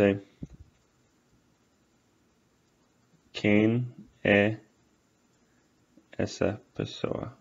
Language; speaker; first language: Portuguese; non-native, fluent; English